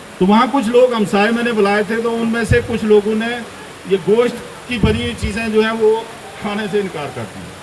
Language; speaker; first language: Urdu; non-native, local second language; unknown